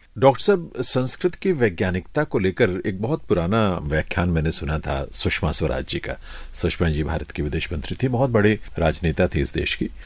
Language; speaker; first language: Hindi; native; Hindi